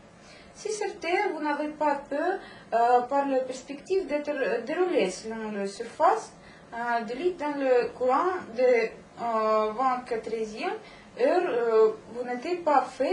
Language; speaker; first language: French; non-native, learner; Russian